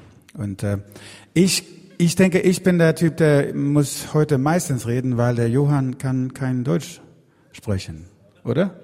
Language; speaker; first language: German; non-native, fluent; Swedish